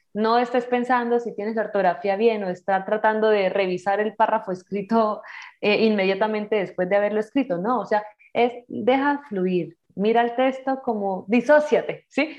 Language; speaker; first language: Spanish; native; Spanish